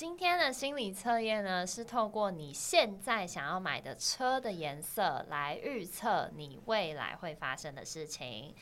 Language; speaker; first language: Chinese; native; Chinese